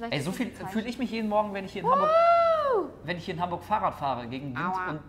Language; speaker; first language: German; native; German